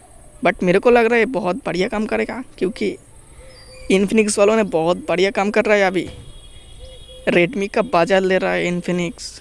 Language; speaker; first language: Hindi; non-native, local second language; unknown